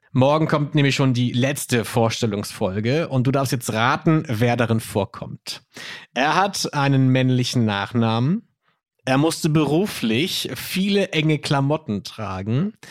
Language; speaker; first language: German; native; German